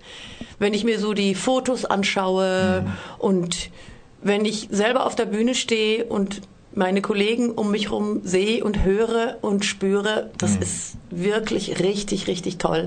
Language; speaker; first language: German; native; German